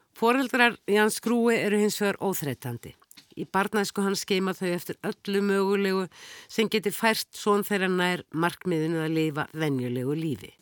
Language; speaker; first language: Icelandic; native; Icelandic